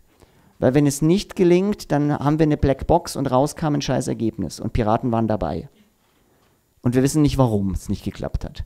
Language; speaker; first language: German; native; German